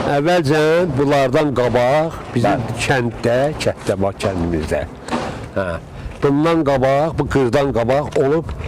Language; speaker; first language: Azerbaijani; native; Azerbaijani